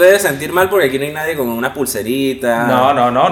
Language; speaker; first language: Spanish; native; Spanish